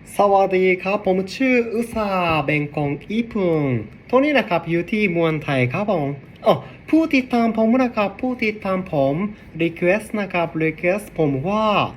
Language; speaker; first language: Thai; non-native, learner; Japanese